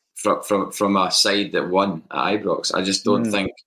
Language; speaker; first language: English; native; English